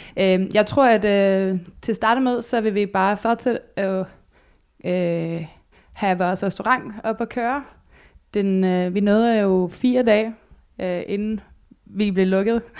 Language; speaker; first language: Danish; non-native, fluent; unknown